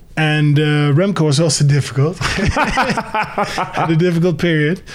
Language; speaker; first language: English; early bilingual, other home language; Dutch